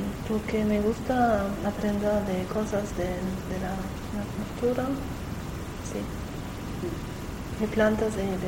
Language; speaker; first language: Spanish; non-native, learner; German